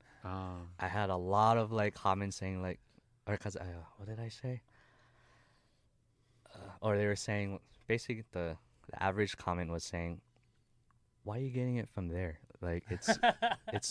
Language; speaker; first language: English; native; English